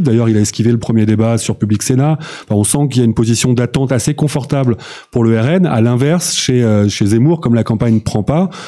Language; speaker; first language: French; native; French